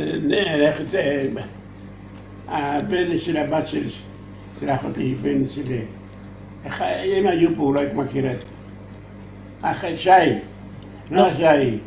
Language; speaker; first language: Hebrew; non-native, learner; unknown